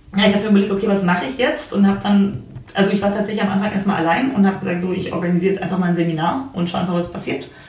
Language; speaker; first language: German; early bilingual, other home language; Polish